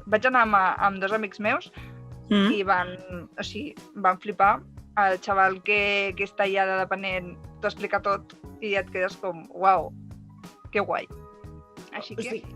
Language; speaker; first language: Catalan; native; Catalan